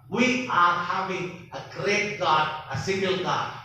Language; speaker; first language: English; non-native, local second language; Telugu